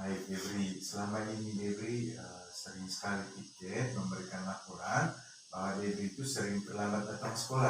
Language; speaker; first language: Indonesian; non-native, local second language; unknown